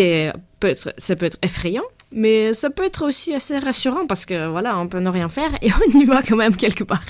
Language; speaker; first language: French; non-native, fluent; Russian